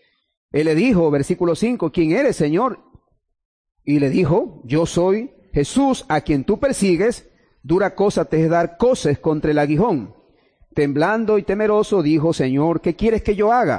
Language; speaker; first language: Spanish; native; Spanish